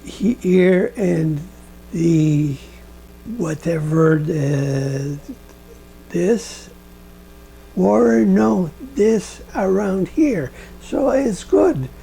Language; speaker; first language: English; non-native, learner; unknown